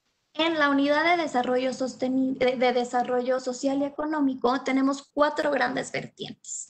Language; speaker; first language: Spanish; native; Spanish